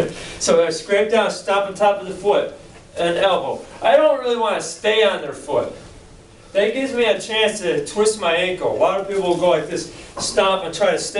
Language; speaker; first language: English; native; English